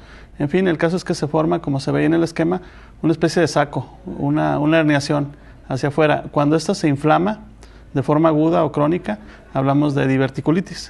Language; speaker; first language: Spanish; native; Spanish